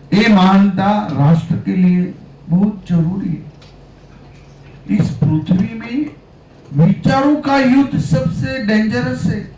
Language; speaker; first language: Hindi; non-native, local second language; Gujarati